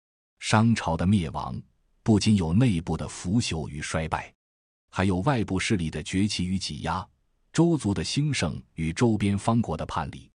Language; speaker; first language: Chinese; native; Chinese